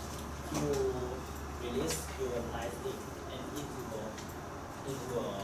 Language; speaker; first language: English; non-native, learner; Chinese